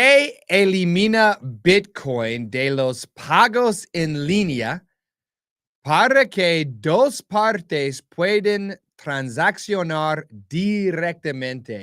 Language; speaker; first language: Spanish; non-native, learner; English